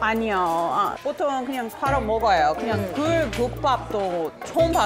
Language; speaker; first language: Korean; non-native, fluent; English